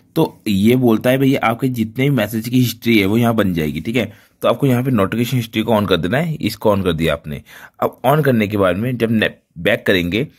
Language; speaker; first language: Hindi; native; Hindi